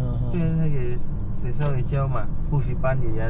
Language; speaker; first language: Chinese; non-native, learner; Vietnamese